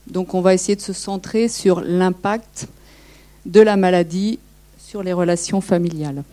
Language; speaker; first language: French; native; French